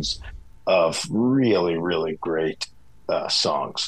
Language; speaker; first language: English; native; English